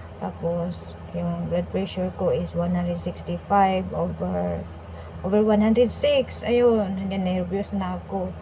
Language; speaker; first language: Filipino; non-native, local second language; Cebuano